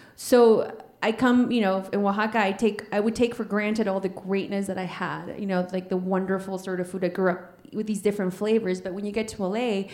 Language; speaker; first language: English; early bilingual, other home language; Spanish